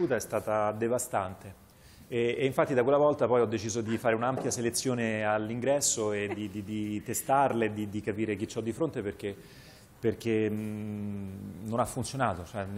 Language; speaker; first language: Italian; native; Italian